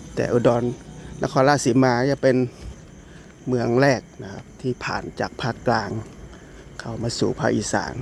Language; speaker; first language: Thai; native; Thai